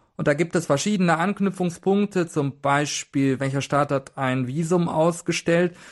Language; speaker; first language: German; native; German